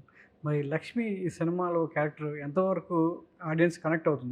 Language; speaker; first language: Telugu; native; Telugu